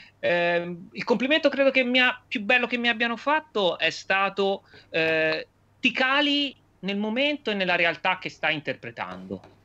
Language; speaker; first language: Italian; native; Italian